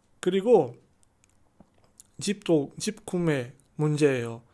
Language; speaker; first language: Korean; non-native, learner; Chinese